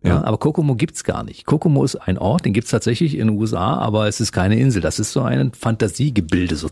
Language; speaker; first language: German; native; German